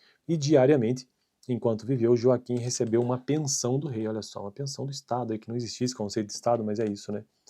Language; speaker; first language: Portuguese; native; Portuguese